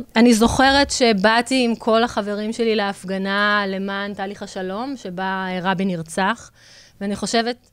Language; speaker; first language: Hebrew; native; Hebrew